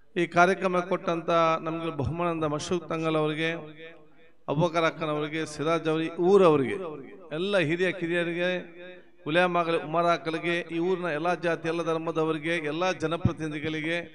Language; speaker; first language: Kannada; non-native, local second language; Badaga